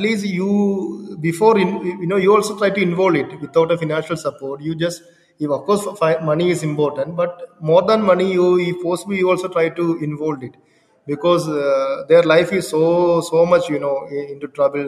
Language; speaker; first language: English; non-native, local second language; Malayalam